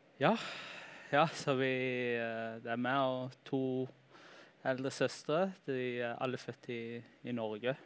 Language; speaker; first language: Norwegian; early bilingual, heritage; Norwegian